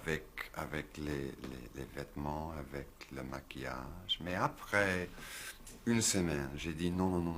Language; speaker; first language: French; non-native, learner; English